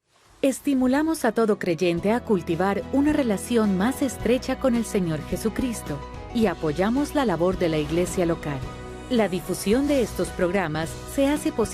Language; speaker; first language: Spanish; native; Spanish